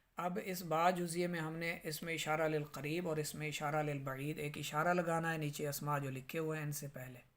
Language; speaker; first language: Urdu; native; Urdu